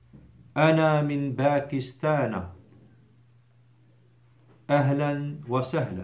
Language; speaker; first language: Arabic; non-native, fluent; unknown